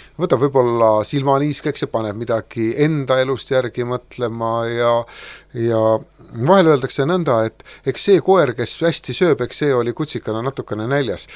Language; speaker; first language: Estonian; native; Estonian